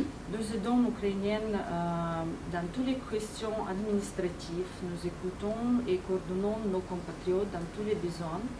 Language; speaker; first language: French; non-native, fluent; Ukrainian